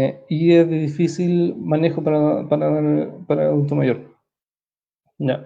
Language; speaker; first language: Spanish; native; Spanish